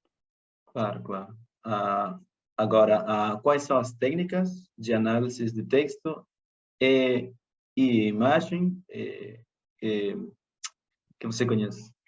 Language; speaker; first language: Portuguese; non-native, fluent; Spanish